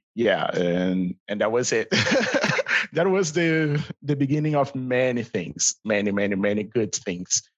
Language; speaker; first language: English; non-native, fluent; Portuguese